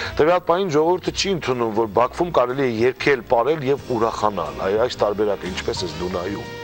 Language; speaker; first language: Armenian; native; Armenian